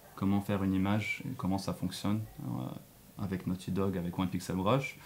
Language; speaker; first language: French; non-native, local second language; Arabic